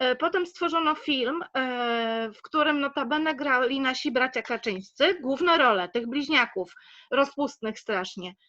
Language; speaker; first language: Polish; native; Polish